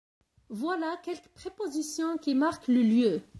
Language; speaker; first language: French; non-native, local second language; Arabic